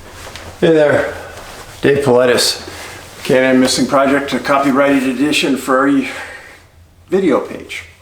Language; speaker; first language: English; native; English